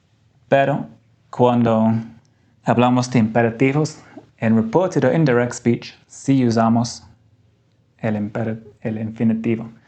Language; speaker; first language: Spanish; non-native, fluent; English